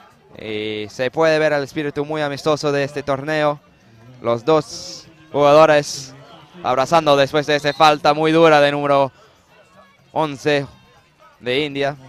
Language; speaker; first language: Spanish; non-native, fluent; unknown